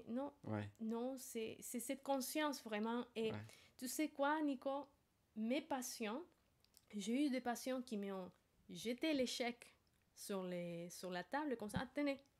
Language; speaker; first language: French; non-native, fluent; Spanish